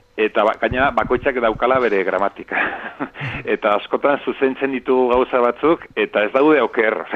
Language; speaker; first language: Basque; non-native, local second language; Spanish